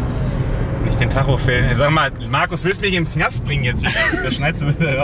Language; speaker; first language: German; native; German